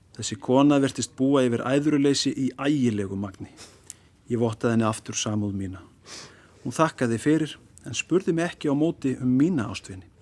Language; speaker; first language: Icelandic; native; Icelandic